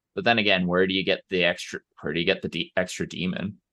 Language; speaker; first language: English; native; English